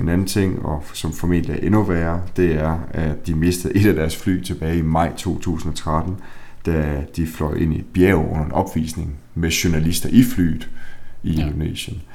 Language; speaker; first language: Danish; native; Danish